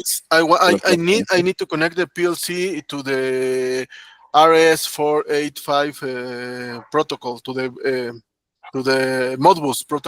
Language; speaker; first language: English; non-native, learner; Spanish